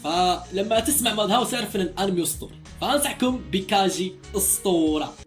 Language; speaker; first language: Arabic; native; Arabic